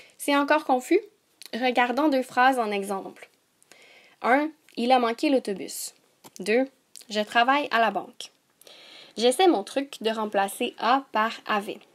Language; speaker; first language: French; native; French